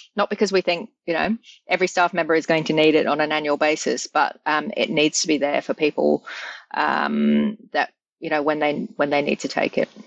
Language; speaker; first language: English; native; English